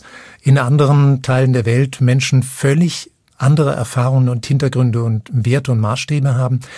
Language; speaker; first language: German; native; German